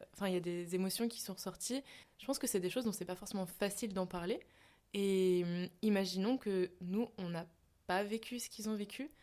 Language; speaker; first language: French; native; French